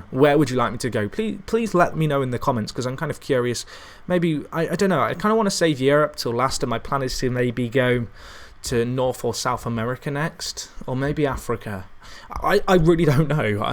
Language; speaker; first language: English; native; English